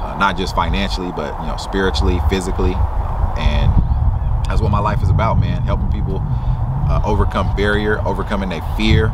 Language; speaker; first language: English; native; English